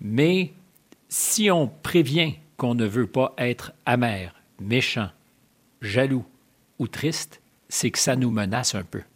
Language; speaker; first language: French; native; French